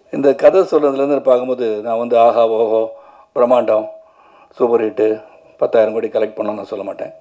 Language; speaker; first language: Tamil; native; Tamil